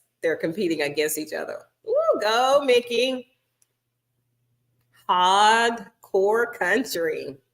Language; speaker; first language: English; native; English